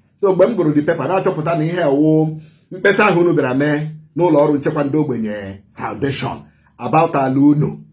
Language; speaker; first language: Igbo; native; Igbo